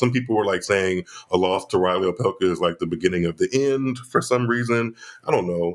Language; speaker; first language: English; native; English